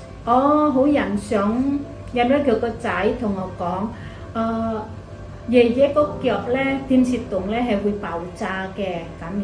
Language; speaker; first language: Cantonese; non-native, fluent; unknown